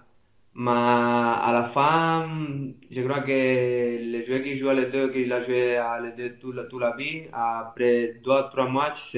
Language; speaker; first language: French; non-native, fluent; Spanish